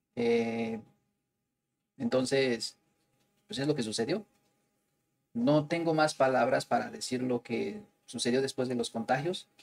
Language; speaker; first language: Spanish; native; Spanish